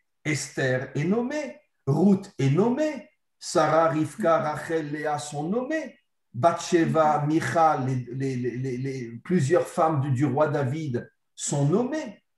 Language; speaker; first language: French; native; French